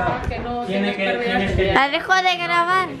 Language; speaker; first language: Spanish; native; Spanish